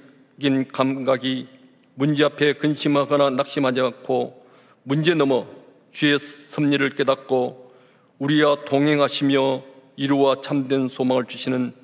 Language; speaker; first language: Korean; native; Korean